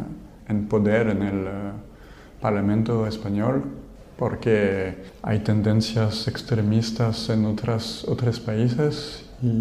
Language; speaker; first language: Spanish; non-native, learner; French